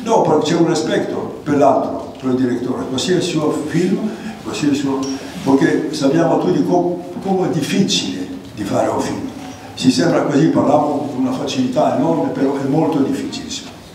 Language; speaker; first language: Italian; non-native, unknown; Greek